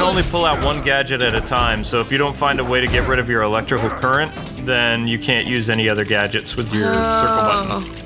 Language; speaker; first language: English; native; English